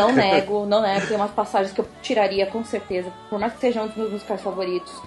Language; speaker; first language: Portuguese; native; Portuguese